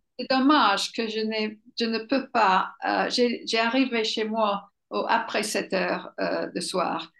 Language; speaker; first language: French; non-native, learner; English